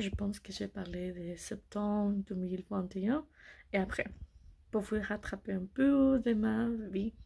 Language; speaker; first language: French; non-native, learner; English